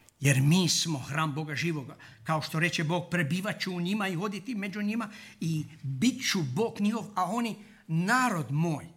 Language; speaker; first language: Croatian; native; Croatian